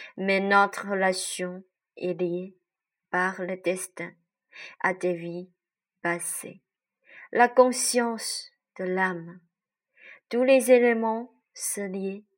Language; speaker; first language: French; non-native, learner; Chinese